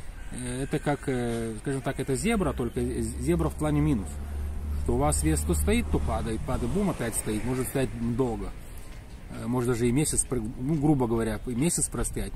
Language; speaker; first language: Russian; native; Russian